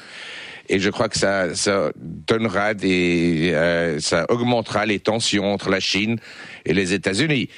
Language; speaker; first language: French; non-native, local second language; Swiss German